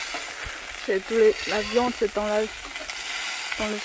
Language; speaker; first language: French; non-native, fluent; Chinese